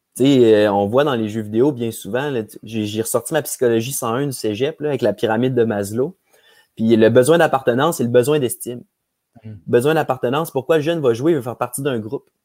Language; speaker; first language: French; native; French